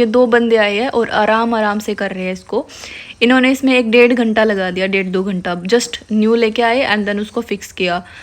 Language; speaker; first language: Hindi; native; Hindi